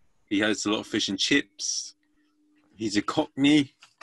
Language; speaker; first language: English; native; English